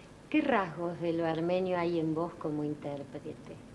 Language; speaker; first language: Spanish; native; Spanish